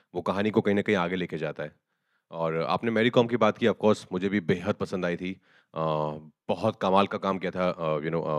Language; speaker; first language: Hindi; native; Hindi